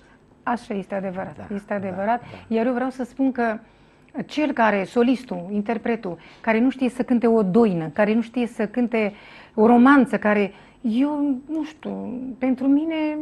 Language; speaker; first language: Romanian; native; Romanian